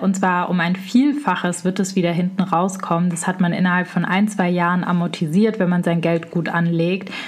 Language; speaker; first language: German; native; German